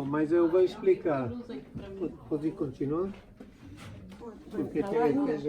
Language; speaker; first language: Portuguese; non-native, fluent; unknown